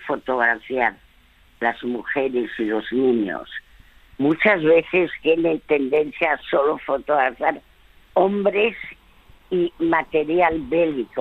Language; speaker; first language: Spanish; early bilingual, other home language; French